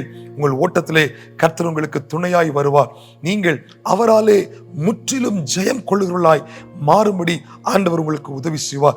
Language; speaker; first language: Tamil; native; Tamil